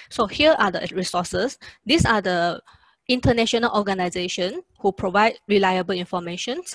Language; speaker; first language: English; non-native, local second language; Chinese